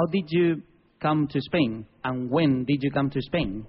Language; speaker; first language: English; non-native, fluent; Spanish